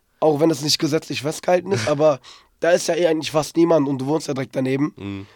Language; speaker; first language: German; early bilingual, other home language; Turkish